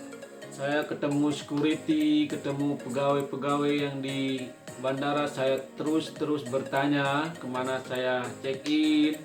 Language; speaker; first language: Indonesian; non-native, local second language; Sasak